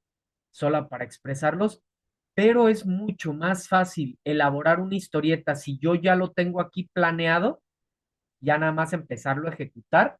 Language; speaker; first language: Spanish; native; Spanish